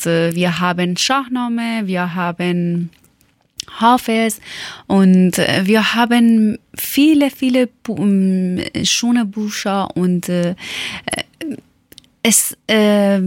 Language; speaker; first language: German; non-native, learner; Persian